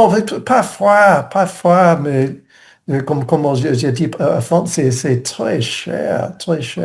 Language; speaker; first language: French; non-native, learner; English